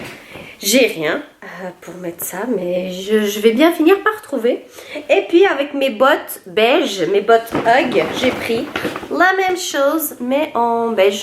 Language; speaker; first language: French; native; French